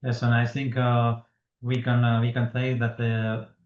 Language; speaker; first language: English; non-native, fluent; Latvian